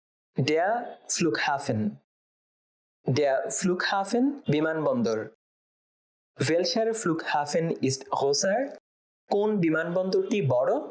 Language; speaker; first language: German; non-native, fluent; Bangla